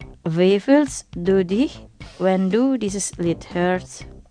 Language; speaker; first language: German; non-native, fluent; Indonesian